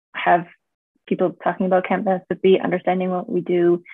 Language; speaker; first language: English; native; English